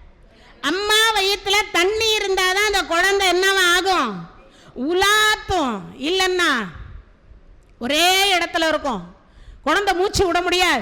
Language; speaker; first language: Tamil; native; Tamil